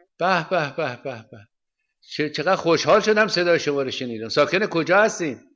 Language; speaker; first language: Persian; native; Persian